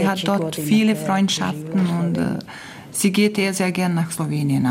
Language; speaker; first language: German; non-native, fluent; Croatian